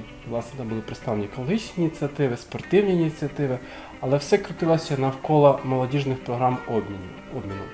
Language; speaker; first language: Ukrainian; native; Ukrainian